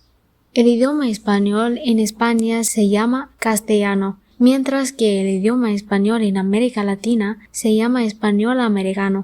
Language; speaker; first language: Spanish; non-native, learner; Arabic